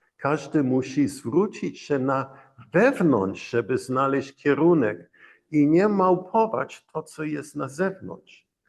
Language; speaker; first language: Polish; early bilingual, heritage; Polish